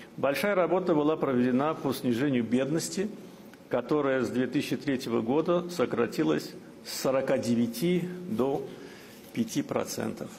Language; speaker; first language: Russian; non-native, local second language; Azerbaijani